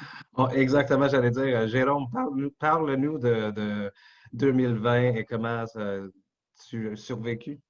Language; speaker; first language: French; non-native, local second language; English